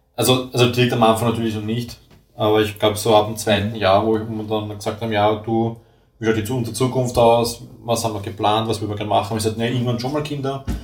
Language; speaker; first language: German; native; German